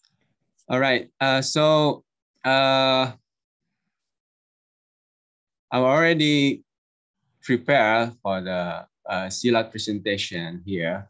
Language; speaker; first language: English; non-native, learner; Indonesian